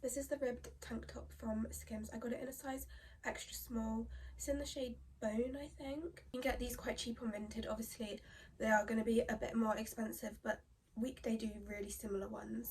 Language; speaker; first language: English; native; English